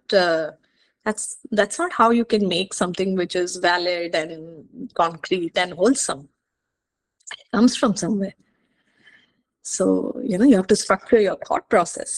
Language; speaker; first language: English; non-native, local second language; Hindi